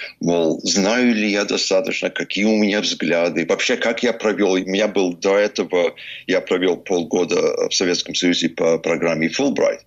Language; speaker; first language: Russian; early bilingual, heritage; Russian